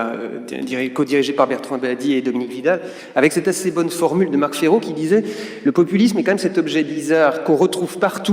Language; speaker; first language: French; native; French